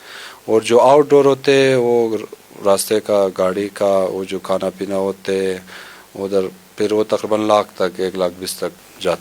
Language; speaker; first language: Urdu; non-native, local second language; Hazaragi